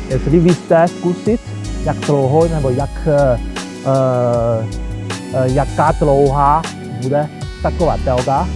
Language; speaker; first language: Czech; non-native, learner; Chinese